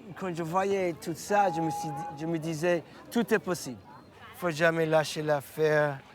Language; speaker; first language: French; non-native, fluent; English